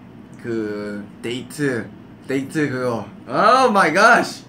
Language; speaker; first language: Korean; non-native, fluent; English